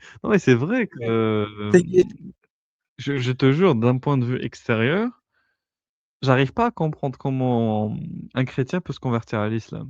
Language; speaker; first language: French; native; French